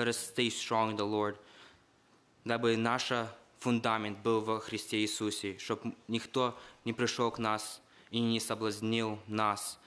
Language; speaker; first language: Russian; early bilingual, heritage; Russian